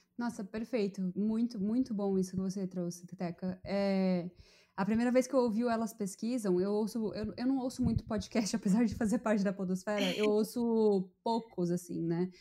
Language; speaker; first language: Portuguese; native; Portuguese